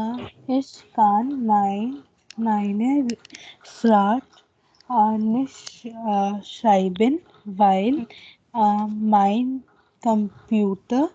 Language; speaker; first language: German; non-native, learner; Hindi